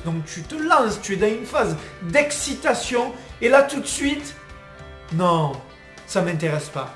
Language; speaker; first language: French; native; French